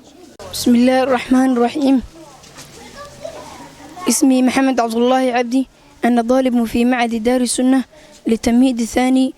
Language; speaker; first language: Arabic; non-native, learner; Somali